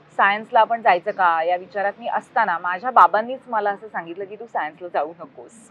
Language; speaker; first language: Marathi; native; Marathi